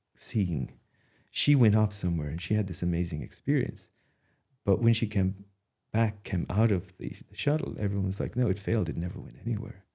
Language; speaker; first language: English; native; English